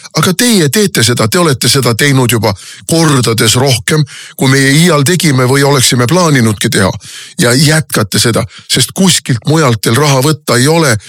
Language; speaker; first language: Estonian; native; Estonian